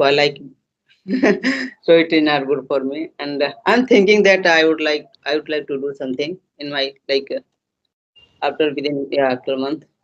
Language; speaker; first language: English; non-native, learner; Hindi